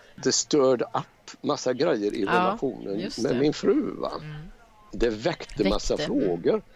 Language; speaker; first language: Swedish; native; Swedish